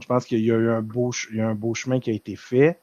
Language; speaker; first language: French; native; French